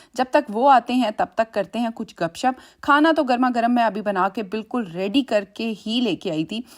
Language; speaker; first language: Urdu; native; Urdu